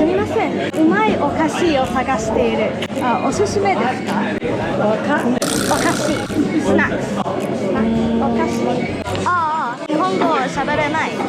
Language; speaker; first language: Japanese; non-native, learner; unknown